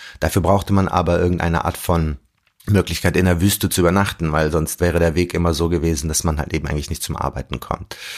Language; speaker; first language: German; early bilingual, other home language; Arabic